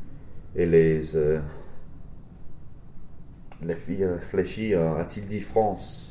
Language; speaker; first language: French; non-native, learner; English